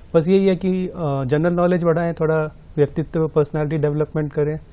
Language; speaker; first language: Hindi; native; Hindi